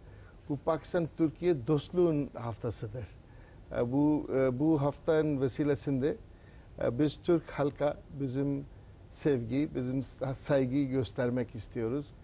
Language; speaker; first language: Turkish; non-native, learner; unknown